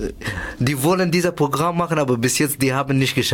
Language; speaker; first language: German; non-native, learner; Persian